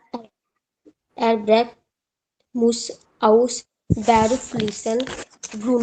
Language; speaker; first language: German; non-native, learner; Hindi